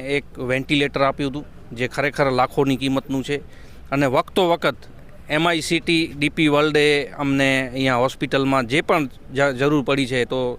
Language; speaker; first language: Gujarati; non-native, local second language; Kachhi